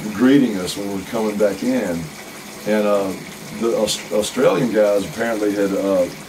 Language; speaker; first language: English; native; English